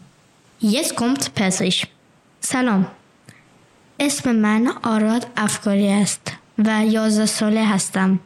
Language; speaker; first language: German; non-native, learner; Persian